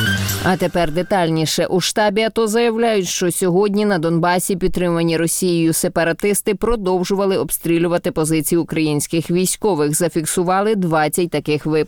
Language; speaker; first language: Ukrainian; native; Ukrainian